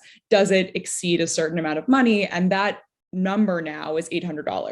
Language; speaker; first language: English; native; English